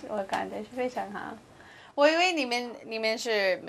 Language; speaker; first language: Chinese; non-native, learner; English